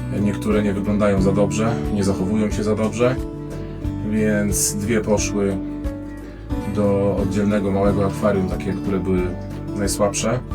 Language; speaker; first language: Polish; native; Polish